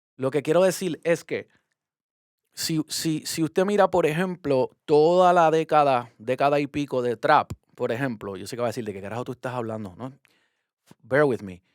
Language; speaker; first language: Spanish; native; Spanish